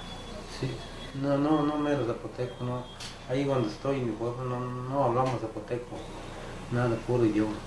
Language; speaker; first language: Spanish; non-native, local second language; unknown